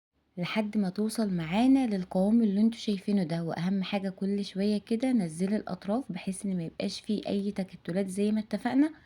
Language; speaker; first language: Arabic; native; Arabic